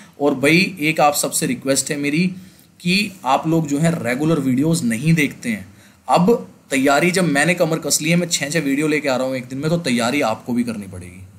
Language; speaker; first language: Hindi; native; Hindi